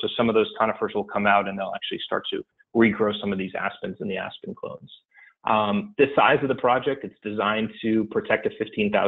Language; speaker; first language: English; native; English